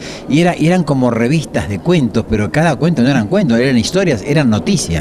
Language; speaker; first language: Spanish; native; Spanish